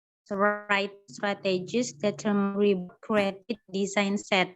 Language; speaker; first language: English; non-native, fluent; Indonesian